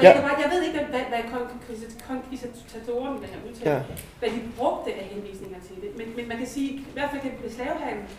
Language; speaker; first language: Danish; native; Danish